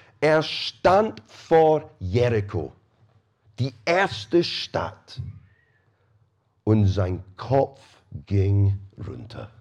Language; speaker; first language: German; non-native, fluent; English